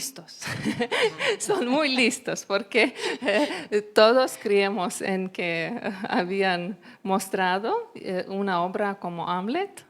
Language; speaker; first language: Spanish; non-native, learner; Lithuanian